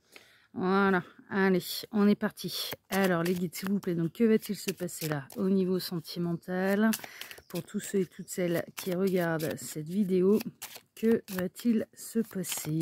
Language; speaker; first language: French; native; French